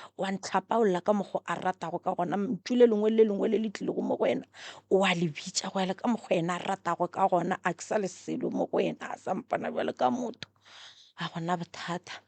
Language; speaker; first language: Northern Sotho; non-native, local second language; Tsonga